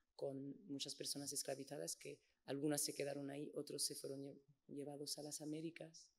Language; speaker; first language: Spanish; non-native, fluent; English